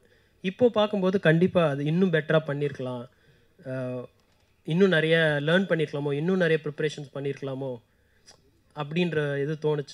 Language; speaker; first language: Tamil; native; Tamil